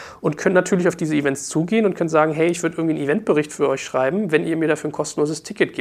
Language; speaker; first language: German; native; German